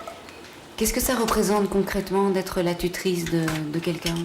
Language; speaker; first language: French; native; French